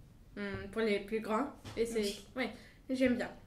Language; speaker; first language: French; non-native, fluent; Bulgarian